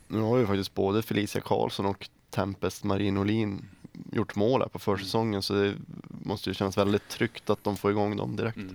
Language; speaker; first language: Swedish; native; Swedish